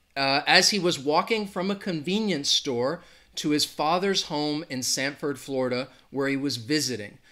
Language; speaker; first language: English; native; English